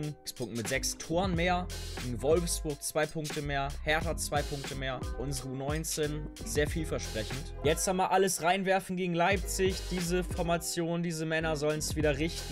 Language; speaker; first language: German; native; German